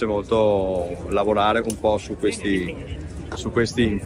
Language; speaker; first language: Italian; native; Italian